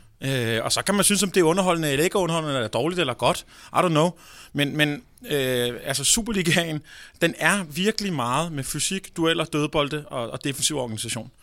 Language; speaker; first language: Danish; native; Danish